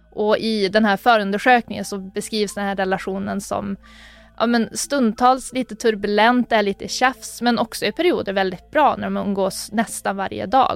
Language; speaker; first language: Swedish; native; Swedish